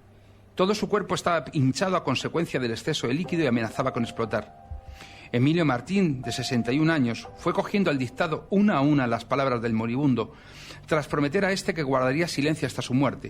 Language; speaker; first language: Spanish; native; Spanish